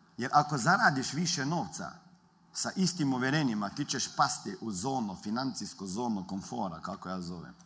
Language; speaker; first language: Croatian; native; Croatian